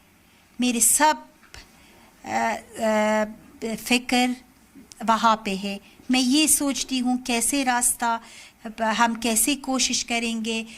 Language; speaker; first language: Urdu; non-native, learner; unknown